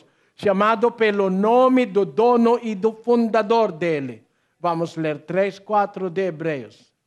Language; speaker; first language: Portuguese; non-native, learner; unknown